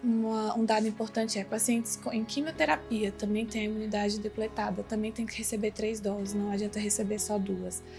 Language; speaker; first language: Portuguese; native; Portuguese